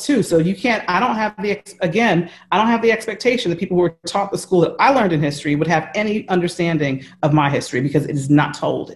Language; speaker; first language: English; native; English